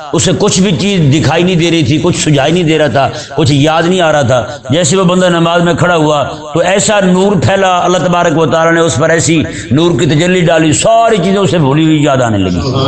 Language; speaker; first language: Urdu; non-native, local second language; Punjabi